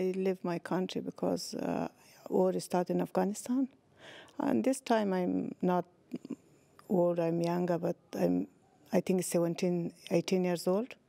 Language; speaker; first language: English; non-native, learner; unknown